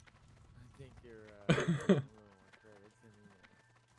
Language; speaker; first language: English; native; English